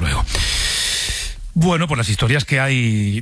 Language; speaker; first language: Spanish; native; Spanish